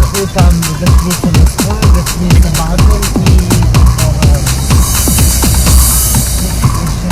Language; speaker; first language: Russian; non-native, fluent; Serbian